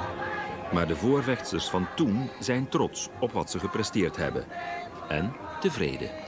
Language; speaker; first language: Dutch; native; Dutch